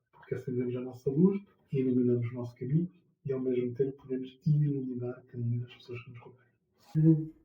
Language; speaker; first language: Portuguese; non-native, fluent; French